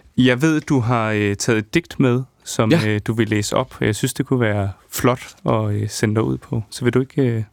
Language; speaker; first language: Danish; native; Danish